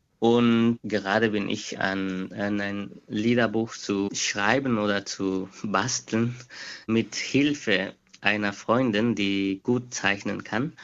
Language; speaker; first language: German; non-native, fluent; Quechua